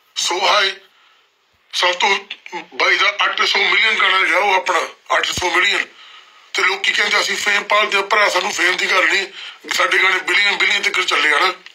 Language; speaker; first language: Punjabi; early bilingual, heritage; Punjabi